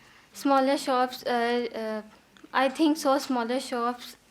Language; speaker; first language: English; non-native, learner; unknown